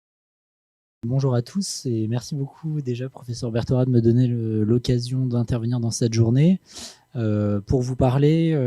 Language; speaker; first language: French; native; French